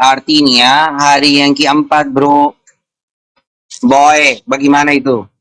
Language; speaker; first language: Indonesian; non-native, fluent; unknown